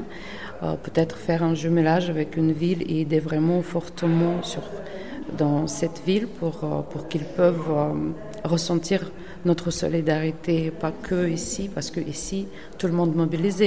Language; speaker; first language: French; non-native, fluent; Ukrainian